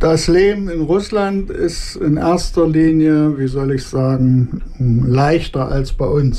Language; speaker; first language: German; native; German